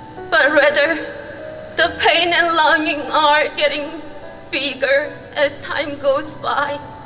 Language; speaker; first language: English; non-native, fluent; Korean